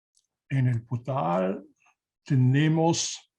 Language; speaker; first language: Spanish; non-native, learner; German